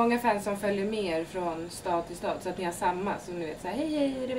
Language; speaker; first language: Swedish; native; Swedish